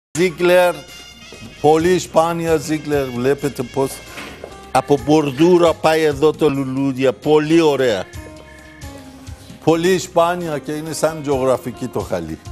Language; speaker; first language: Greek; non-native, fluent; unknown